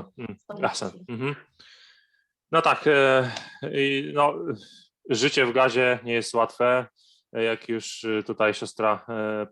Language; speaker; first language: Polish; non-native, fluent; Arabic